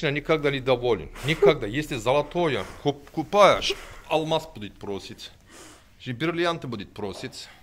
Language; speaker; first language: Russian; non-native, learner; Turkish